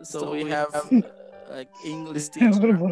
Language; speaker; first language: English; non-native, fluent; Indonesian